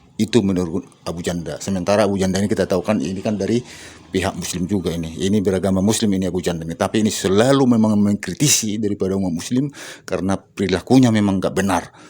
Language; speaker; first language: Indonesian; native; Indonesian